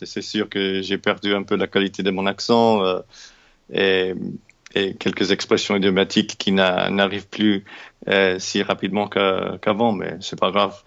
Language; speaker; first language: French; non-native, fluent; English